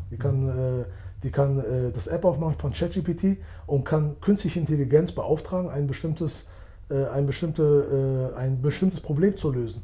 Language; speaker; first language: German; early bilingual, other home language; Albanian